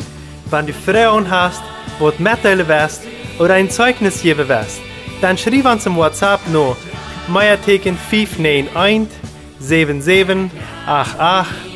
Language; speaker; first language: German; non-native, learner; Plautdietsch